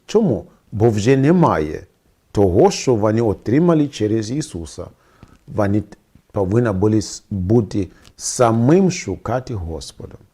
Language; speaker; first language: Ukrainian; non-native, fluent; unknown